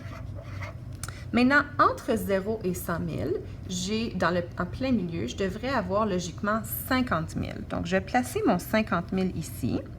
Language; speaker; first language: French; native; French